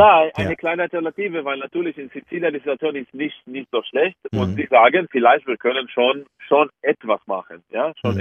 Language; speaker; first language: German; non-native, fluent; Hebrew